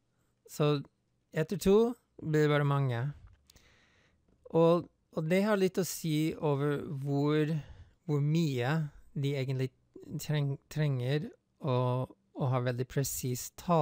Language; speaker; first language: Norwegian; non-native, fluent; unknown